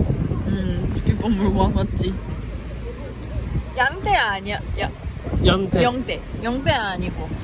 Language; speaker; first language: Korean; non-native, learner; Russian